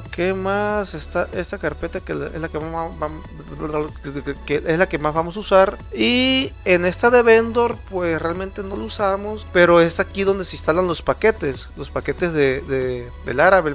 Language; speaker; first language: Spanish; native; Spanish